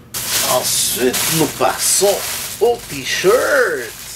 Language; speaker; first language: French; native; French